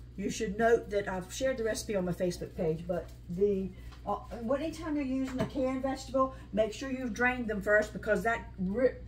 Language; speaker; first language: English; native; English